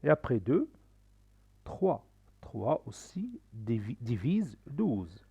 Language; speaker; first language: French; non-native, local second language; Arabic